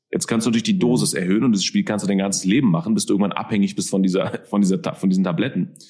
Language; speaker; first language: German; early bilingual, other home language; Persian